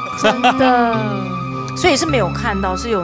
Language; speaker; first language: Chinese; native; Chinese